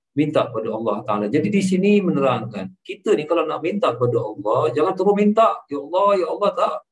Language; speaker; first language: Malay; native; Malay